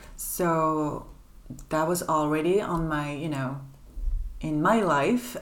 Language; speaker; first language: English; non-native, fluent; Swedish